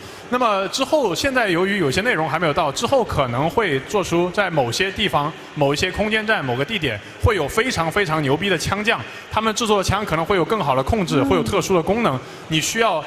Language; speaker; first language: Chinese; native; Chinese